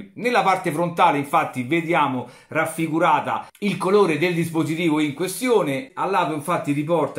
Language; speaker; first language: Italian; native; Italian